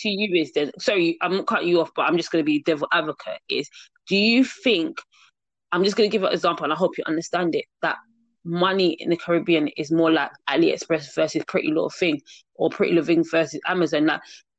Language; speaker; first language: English; native; English